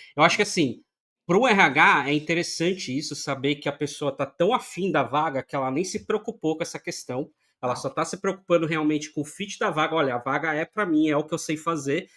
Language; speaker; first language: Portuguese; native; Portuguese